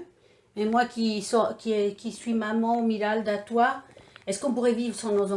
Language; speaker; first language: French; non-native, fluent; Spanish